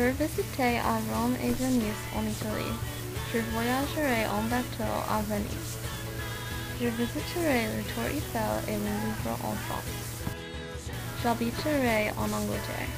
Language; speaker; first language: French; non-native, learner; English